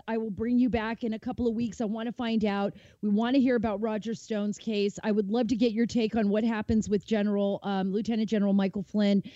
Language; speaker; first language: English; native; English